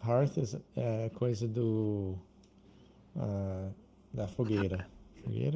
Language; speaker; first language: Portuguese; non-native, fluent; English